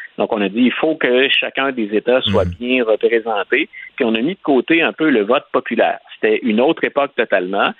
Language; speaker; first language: French; native; French